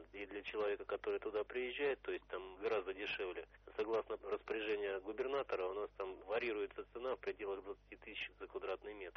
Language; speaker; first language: Russian; native; Russian